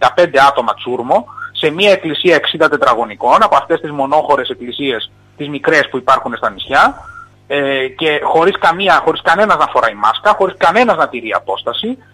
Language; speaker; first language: Greek; native; Greek